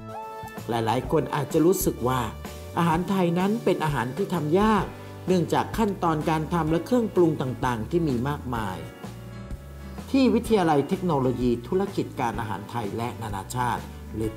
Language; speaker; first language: Thai; native; Thai